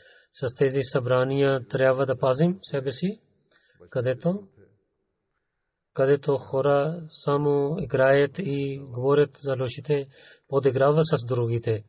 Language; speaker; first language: Bulgarian; non-native, learner; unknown